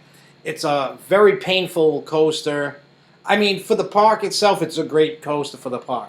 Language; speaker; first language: English; native; English